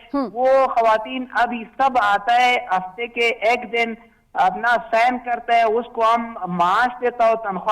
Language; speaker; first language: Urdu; non-native, learner; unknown